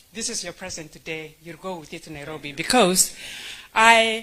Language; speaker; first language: English; non-native, local second language; Gusii